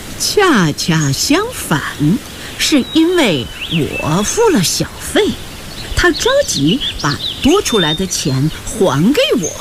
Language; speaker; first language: Chinese; non-native, fluent; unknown